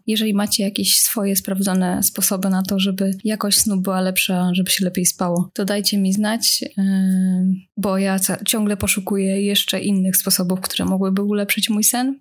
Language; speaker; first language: Polish; native; Polish